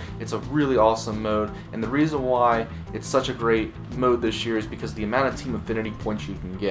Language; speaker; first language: English; native; English